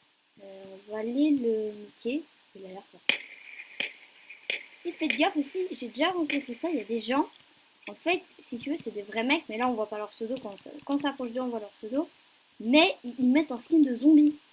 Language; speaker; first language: French; native; French